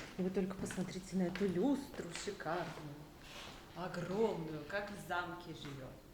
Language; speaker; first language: Russian; native; Russian